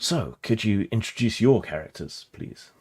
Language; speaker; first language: English; native; English